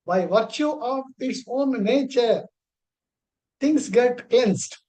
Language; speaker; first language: English; non-native, local second language; Tamil